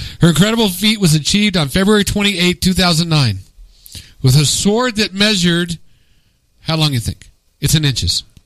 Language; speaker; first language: English; native; English